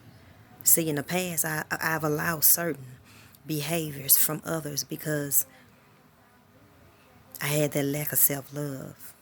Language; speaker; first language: English; native; English